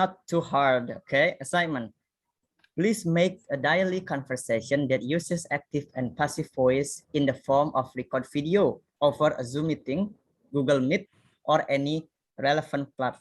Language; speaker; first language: English; non-native, fluent; Indonesian